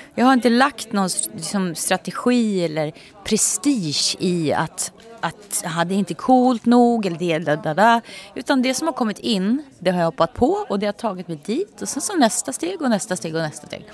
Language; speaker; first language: Swedish; native; Swedish